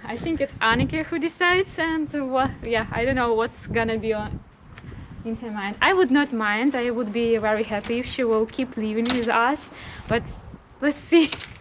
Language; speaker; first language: English; non-native, fluent; Russian